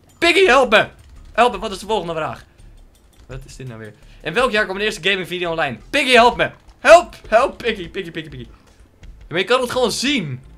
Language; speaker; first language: Dutch; native; Dutch